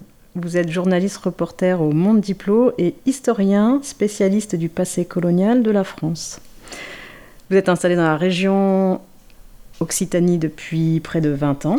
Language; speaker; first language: French; native; French